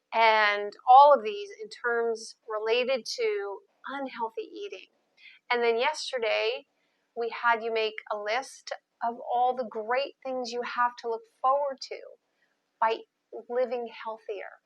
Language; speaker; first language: English; native; English